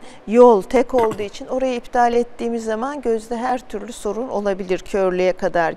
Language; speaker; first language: Turkish; native; Turkish